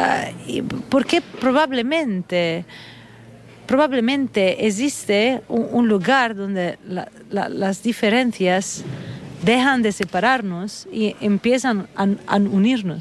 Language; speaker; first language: Spanish; non-native, fluent; Italian